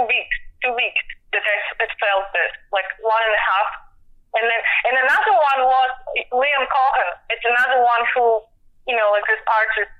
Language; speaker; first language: English; non-native, fluent; Russian